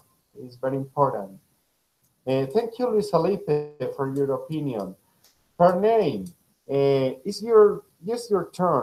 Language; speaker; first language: English; non-native, fluent; Spanish